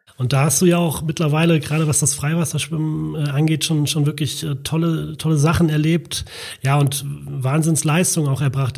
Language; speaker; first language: German; native; German